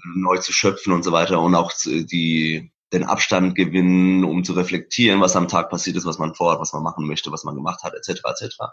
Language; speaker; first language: German; early bilingual, other home language; Persian